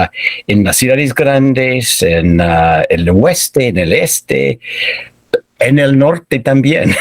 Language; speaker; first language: Spanish; non-native, fluent; English